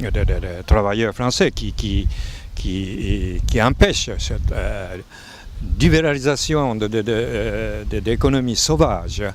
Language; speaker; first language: French; non-native, fluent; Japanese